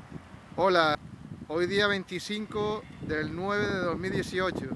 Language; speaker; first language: Spanish; native; Spanish